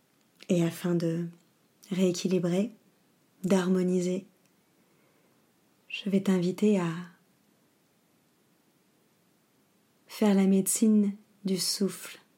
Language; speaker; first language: French; native; French